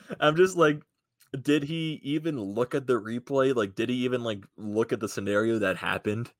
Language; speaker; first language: English; native; English